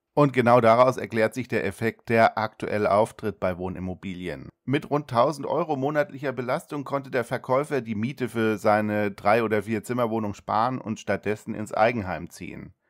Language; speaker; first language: German; native; German